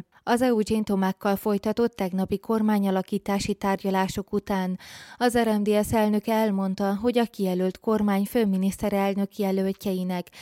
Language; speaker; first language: Hungarian; native; Hungarian